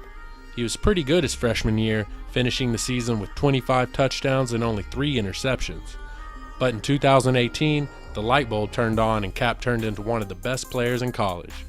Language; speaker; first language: English; native; English